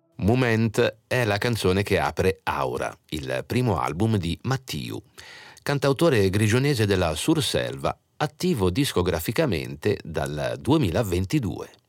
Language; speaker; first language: Italian; native; Italian